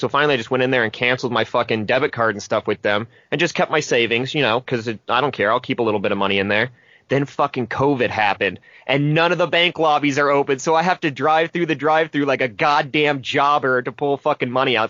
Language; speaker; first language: English; native; English